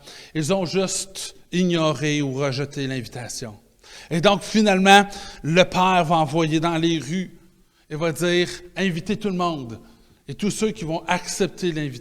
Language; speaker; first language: French; native; French